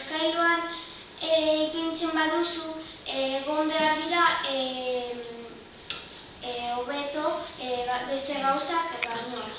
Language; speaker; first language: Basque; non-native, local second language; Spanish